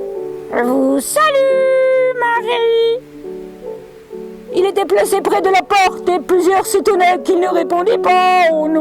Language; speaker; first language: French; native; French